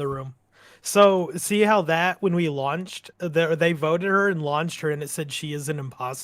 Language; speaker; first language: English; native; English